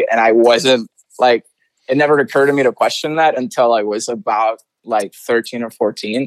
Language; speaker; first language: English; non-native, fluent; Spanish